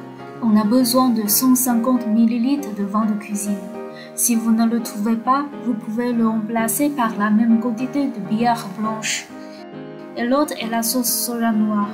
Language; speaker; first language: French; non-native, fluent; Chinese